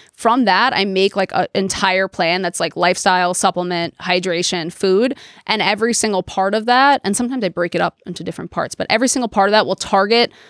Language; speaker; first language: English; native; English